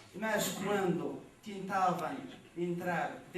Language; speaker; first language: Portuguese; non-native, learner; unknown